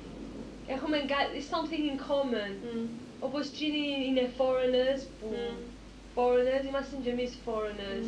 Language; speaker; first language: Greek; early bilingual, heritage; Greek